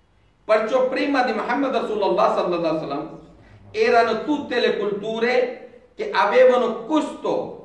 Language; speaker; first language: Italian; non-native, fluent; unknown